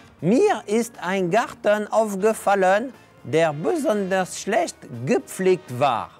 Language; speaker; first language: German; non-native, fluent; French